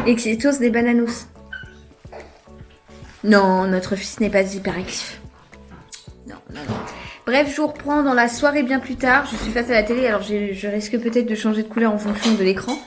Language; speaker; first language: French; native; French